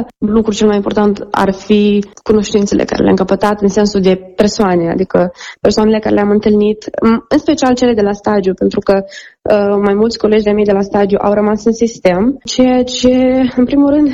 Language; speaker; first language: Romanian; native; Romanian